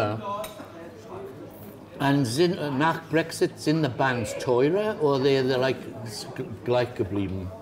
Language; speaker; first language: German; non-native, learner; English